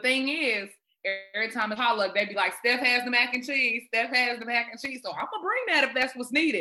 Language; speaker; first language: English; non-native, local second language; Shona